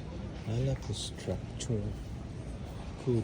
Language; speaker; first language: English; non-native, local second language; Filipino